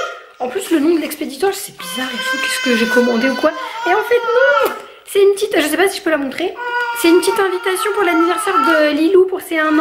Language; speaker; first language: French; native; French